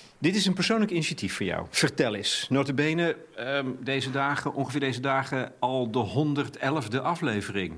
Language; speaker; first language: Dutch; native; Dutch